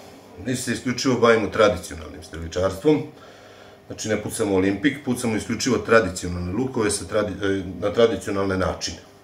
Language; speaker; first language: Serbian; native; Serbian